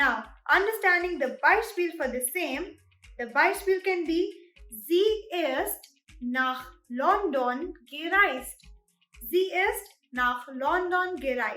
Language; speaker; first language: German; non-native, learner; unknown